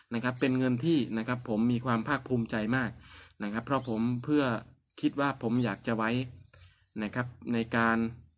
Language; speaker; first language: Thai; non-native, local second language; Northern Khmer